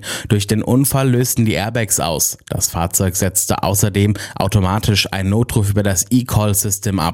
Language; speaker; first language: German; native; German